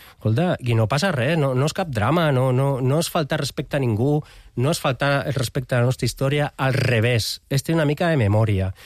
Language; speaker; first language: Catalan; non-native, local second language; Spanish